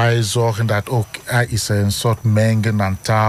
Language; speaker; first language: Dutch; non-native, learner; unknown